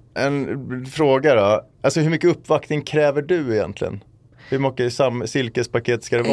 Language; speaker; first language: Swedish; native; Swedish